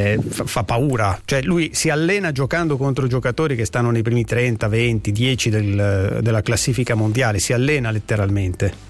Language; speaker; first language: Italian; native; Italian